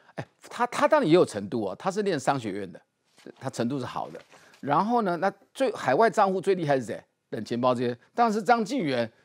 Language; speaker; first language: Chinese; native; Chinese